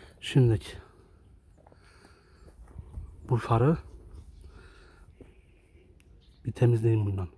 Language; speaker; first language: Turkish; early bilingual, heritage; Turkish